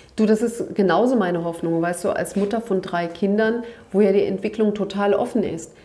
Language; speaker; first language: German; early bilingual, other home language; Turkish